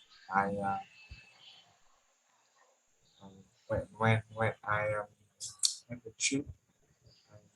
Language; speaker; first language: English; non-native, learner; Vietnamese